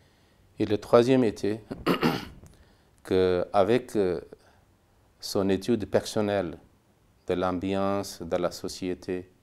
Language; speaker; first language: French; non-native, fluent; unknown